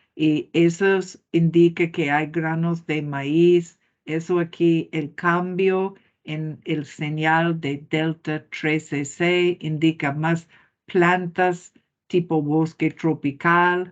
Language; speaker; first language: Spanish; non-native, fluent; English